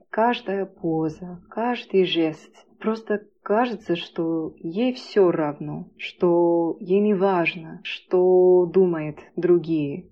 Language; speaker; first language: Russian; non-native, fluent; English